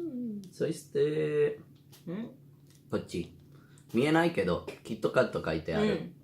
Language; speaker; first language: Japanese; non-native, learner; Spanish